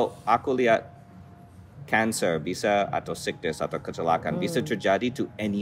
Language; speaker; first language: Indonesian; non-native, fluent; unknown